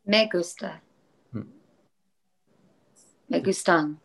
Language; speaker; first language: Spanish; non-native, learner; English